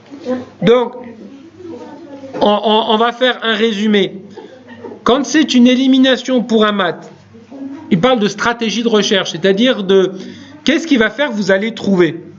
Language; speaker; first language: French; native; French